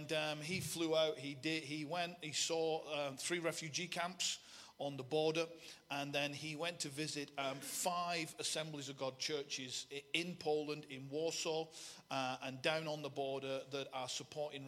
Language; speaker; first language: English; native; English